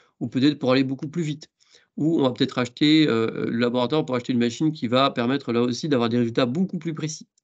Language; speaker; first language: French; native; French